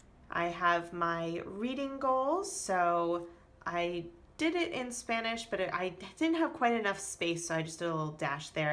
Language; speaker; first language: English; native; English